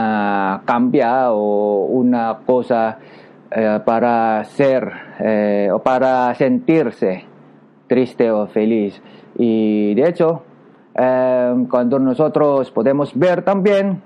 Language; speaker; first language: Spanish; non-native, learner; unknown